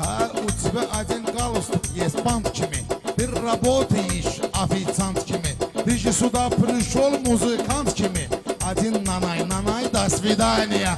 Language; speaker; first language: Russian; non-native, learner; Azerbaijani